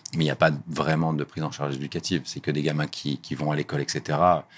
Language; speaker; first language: French; native; French